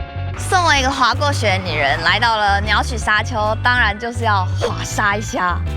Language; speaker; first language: Chinese; native; Chinese